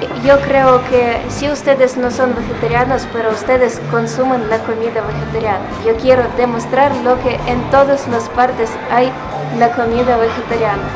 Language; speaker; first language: Spanish; non-native, fluent; Ukrainian